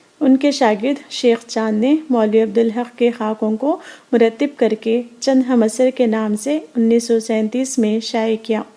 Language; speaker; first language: Urdu; native; Urdu